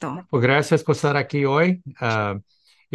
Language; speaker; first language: Spanish; early bilingual, heritage; English